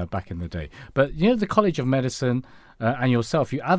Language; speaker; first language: English; non-native, local second language; Cantonese